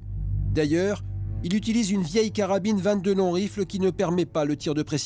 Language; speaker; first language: French; native; French